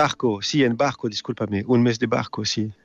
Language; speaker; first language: Spanish; non-native, fluent; French